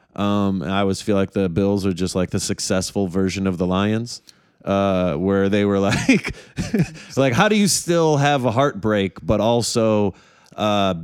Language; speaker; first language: English; native; English